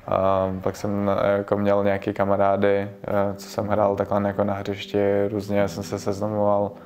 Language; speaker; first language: Czech; early bilingual, other home language; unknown